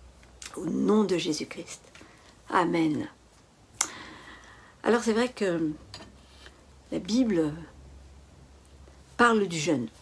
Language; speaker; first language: French; native; French